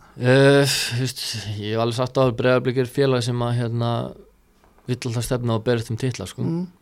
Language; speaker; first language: Icelandic; early bilingual, other home language; Serbian